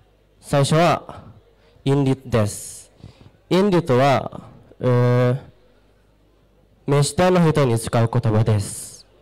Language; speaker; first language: Japanese; non-native, learner; Sundanese